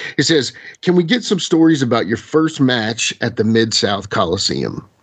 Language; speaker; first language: English; native; English